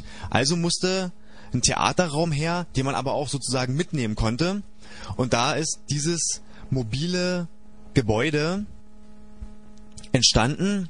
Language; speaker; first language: German; native; German